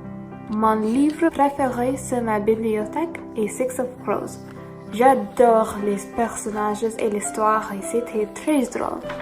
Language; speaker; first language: French; non-native, learner; English